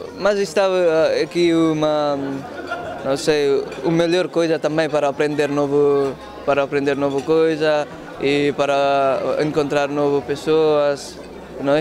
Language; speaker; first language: Portuguese; non-native, learner; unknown